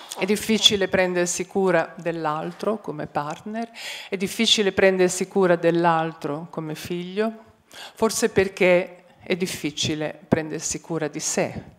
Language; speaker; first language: Italian; native; Italian